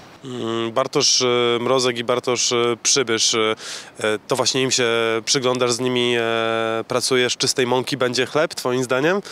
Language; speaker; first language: Polish; native; Polish